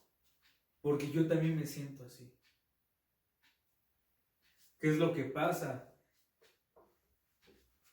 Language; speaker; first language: Spanish; native; Spanish